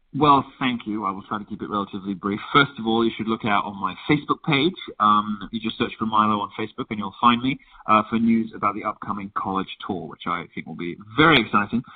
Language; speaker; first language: English; native; English